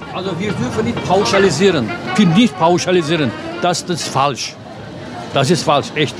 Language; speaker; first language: German; non-native, fluent; Turkish